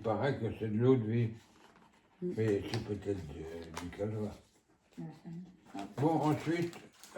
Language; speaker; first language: French; native; French